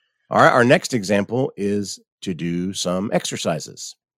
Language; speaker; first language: English; native; English